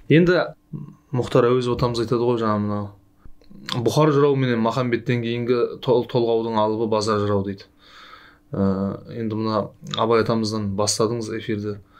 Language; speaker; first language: Kazakh; native; Kazakh